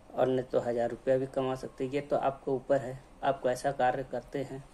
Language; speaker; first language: Hindi; native; Hindi